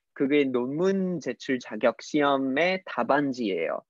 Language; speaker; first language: Korean; non-native, fluent; English